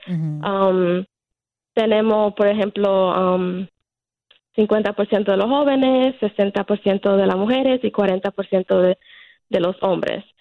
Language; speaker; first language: Spanish; early bilingual, heritage; Spanish